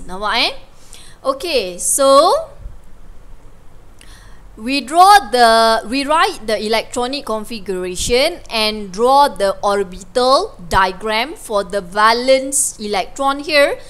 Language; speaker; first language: English; non-native, local second language; Malay